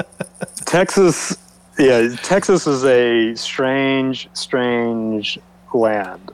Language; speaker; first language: English; native; English